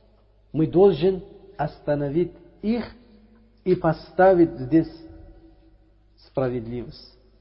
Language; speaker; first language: Russian; non-native, learner; Uzbek